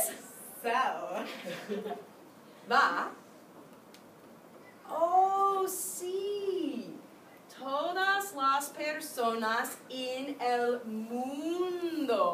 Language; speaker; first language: Spanish; non-native, fluent; English